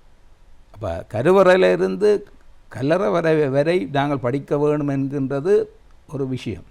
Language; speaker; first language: Tamil; native; Tamil